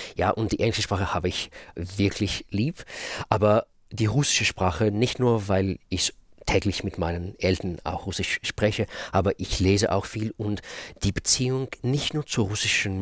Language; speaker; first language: German; non-native, fluent; Russian